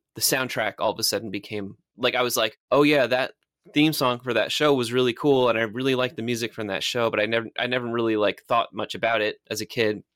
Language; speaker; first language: English; native; English